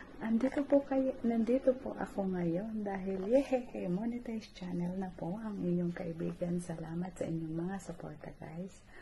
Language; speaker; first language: Filipino; non-native, local second language; Cebuano